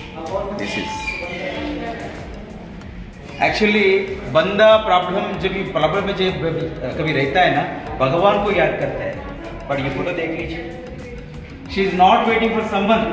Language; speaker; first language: Hindi; native; Hindi